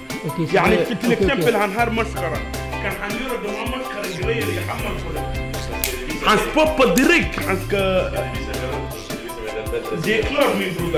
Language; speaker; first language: Swedish; non-native, fluent; Arabic